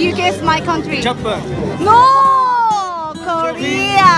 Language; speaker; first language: English; non-native, learner; Korean